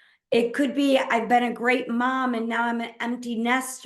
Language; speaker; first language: English; native; English